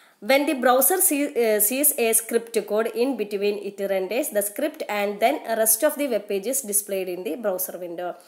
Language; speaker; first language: English; non-native, local second language; Malayalam